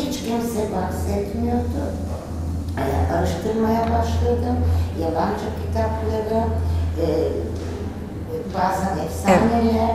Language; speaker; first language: Turkish; non-native, fluent; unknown